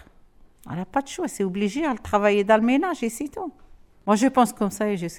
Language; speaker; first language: French; non-native, learner; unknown